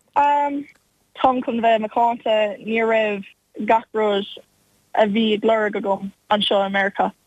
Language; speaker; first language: Irish; non-native, local second language; English